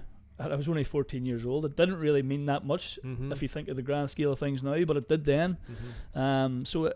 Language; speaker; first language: English; native; English